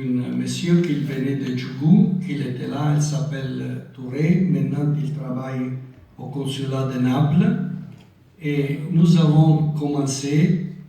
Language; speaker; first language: French; non-native, local second language; Italian